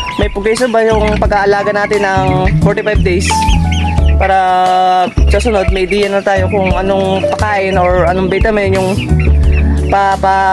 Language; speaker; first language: Filipino; non-native, local second language; Cebuano